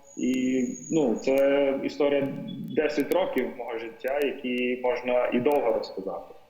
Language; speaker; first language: Ukrainian; non-native, fluent; Tamil